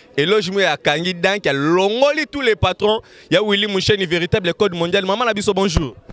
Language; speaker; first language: Lingala; native; Lingala